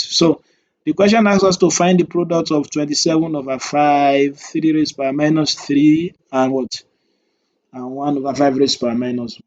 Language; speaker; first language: English; non-native, local second language; Yoruba